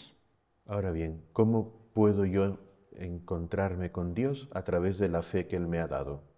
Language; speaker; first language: Spanish; native; Spanish